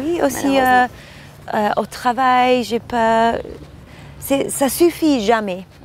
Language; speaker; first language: French; non-native, learner; German